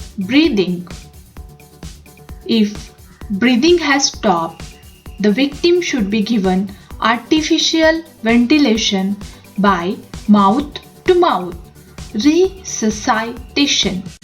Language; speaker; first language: English; non-native, local second language; Marathi